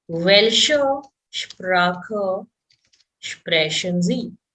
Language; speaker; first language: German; non-native, fluent; Hindi